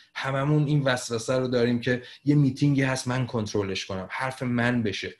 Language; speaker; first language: Persian; native; Persian